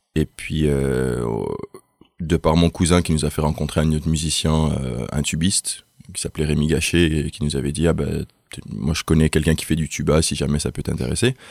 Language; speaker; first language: French; early bilingual, heritage; French